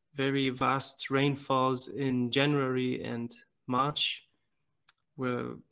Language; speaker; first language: English; non-native, fluent; German